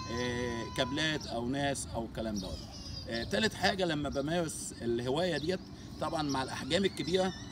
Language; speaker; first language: Arabic; native; Arabic